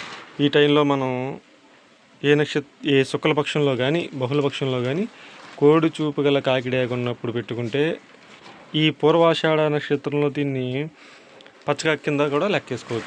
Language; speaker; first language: Telugu; native; Telugu